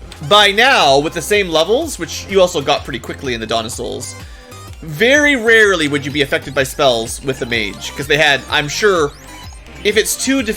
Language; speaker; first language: English; native; English